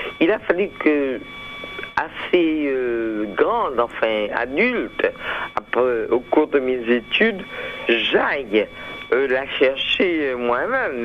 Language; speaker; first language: French; native; French